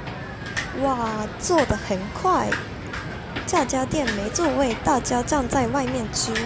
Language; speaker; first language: Chinese; non-native, learner; Japanese